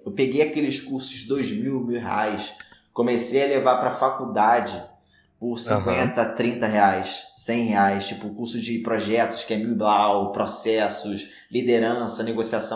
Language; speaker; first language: Portuguese; native; Portuguese